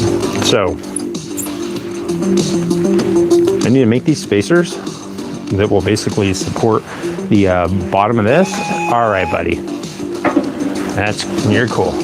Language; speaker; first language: English; native; English